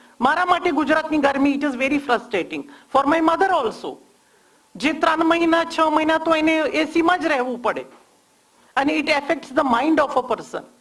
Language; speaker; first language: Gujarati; non-native, local second language; Kashmiri